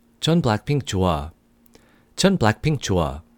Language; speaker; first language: Korean; non-native, fluent; English